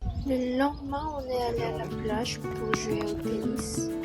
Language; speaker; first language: French; non-native, fluent; Korean